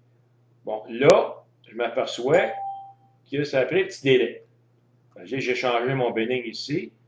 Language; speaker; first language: French; native; French